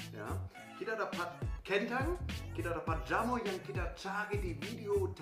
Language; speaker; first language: Indonesian; non-native, fluent; German